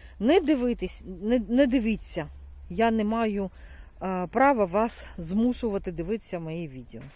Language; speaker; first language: Ukrainian; non-native, local second language; Russian